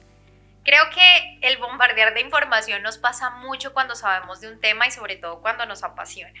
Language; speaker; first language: Spanish; native; Spanish